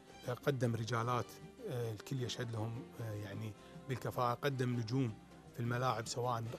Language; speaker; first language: Arabic; native; Arabic